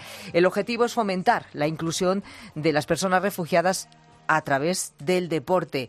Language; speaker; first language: Spanish; native; Spanish